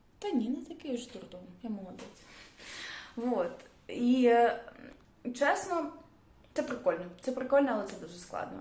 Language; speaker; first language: Ukrainian; non-native, local second language; Russian